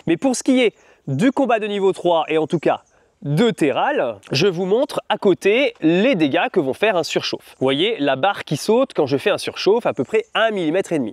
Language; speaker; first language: French; native; French